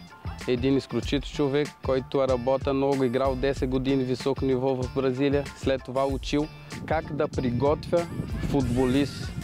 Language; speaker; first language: Bulgarian; non-native, learner; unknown